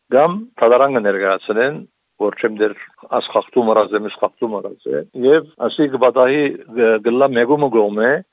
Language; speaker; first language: Armenian; native; Armenian